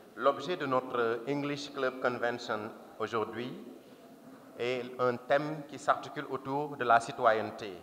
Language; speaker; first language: French; non-native, local second language; Wolof